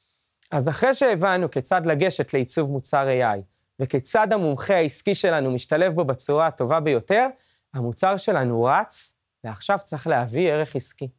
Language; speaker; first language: Hebrew; native; Hebrew